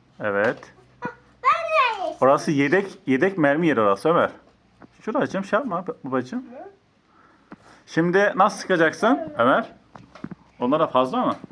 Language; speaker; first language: Turkish; native; Turkish